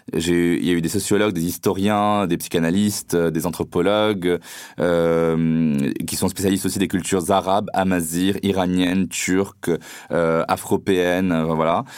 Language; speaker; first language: French; non-native, local second language; Arabic